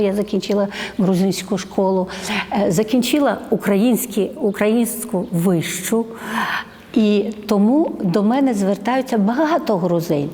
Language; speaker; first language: Ukrainian; non-native, fluent; Georgian